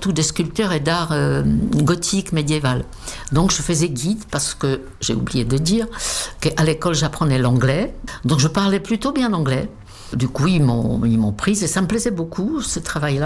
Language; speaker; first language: French; non-native, fluent; Czech